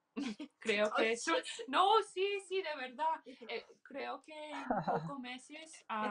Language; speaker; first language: Spanish; early bilingual, heritage; English